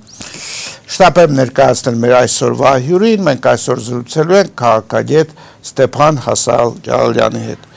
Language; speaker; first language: Armenian; native; Armenian